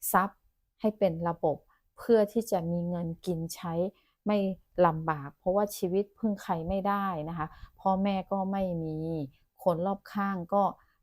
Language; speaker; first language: Thai; non-native, local second language; Chinese